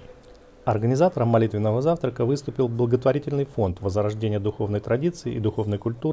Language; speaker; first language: Russian; native; Russian